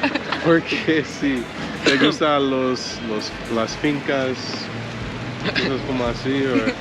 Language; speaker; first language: Spanish; non-native, learner; English